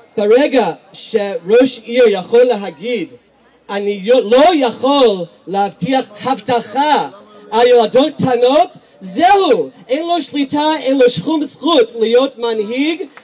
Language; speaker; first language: Hebrew; early bilingual, other home language; English